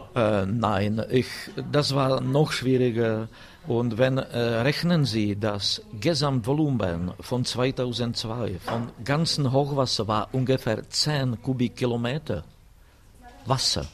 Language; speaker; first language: German; non-native, fluent; Czech